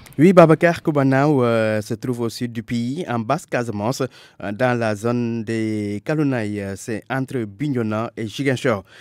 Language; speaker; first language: French; non-native, local second language; Wolof